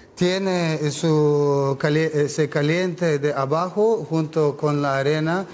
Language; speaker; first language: Spanish; non-native, learner; Turkish